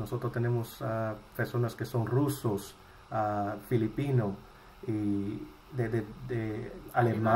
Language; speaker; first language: Spanish; early bilingual, heritage; Spanish